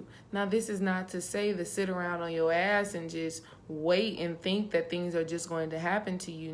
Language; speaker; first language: English; native; English